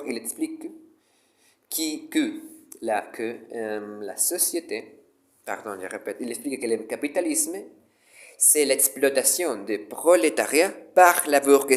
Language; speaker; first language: French; non-native, learner; Spanish